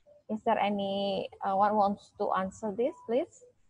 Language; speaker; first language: English; non-native, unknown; Indonesian